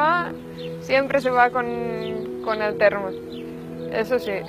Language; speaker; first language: Spanish; non-native, fluent; Finnish